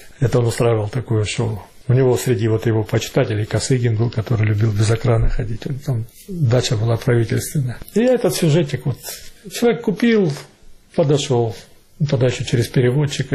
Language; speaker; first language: Russian; native; Russian